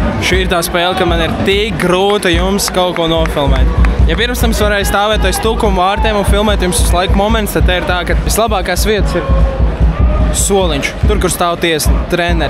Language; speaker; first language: Latvian; native; Latvian